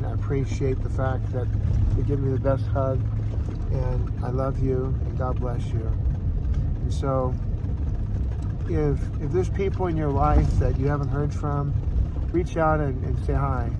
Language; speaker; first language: English; native; English